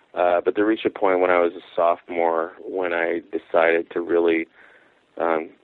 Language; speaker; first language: English; native; English